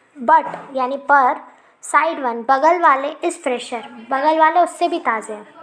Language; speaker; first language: Hindi; native; Hindi